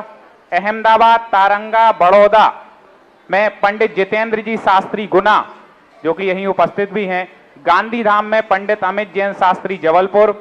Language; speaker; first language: Hindi; native; Hindi